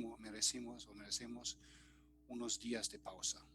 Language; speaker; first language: Spanish; non-native, fluent; German